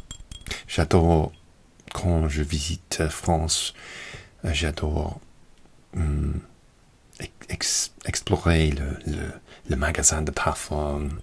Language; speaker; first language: French; non-native, learner; English